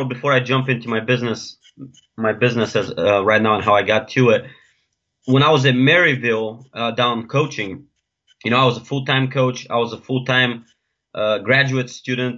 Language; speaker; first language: English; non-native, fluent; Bulgarian